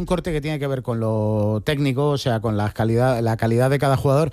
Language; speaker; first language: Spanish; native; Spanish